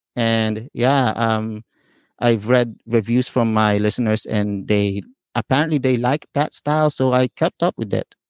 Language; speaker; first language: English; non-native, local second language; Filipino